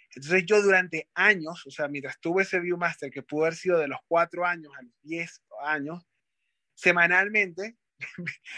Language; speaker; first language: Spanish; native; Spanish